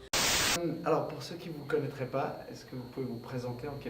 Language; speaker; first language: French; native; French